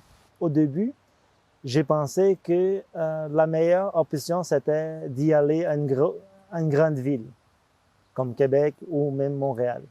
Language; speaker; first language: French; non-native, fluent; Portuguese